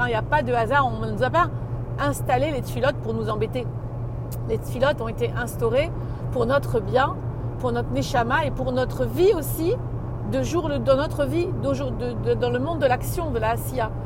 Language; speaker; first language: French; native; French